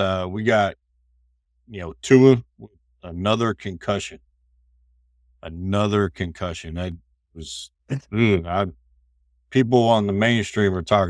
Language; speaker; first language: English; native; English